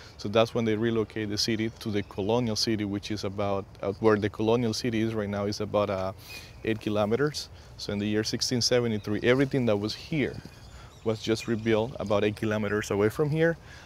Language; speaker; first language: English; non-native, fluent; Spanish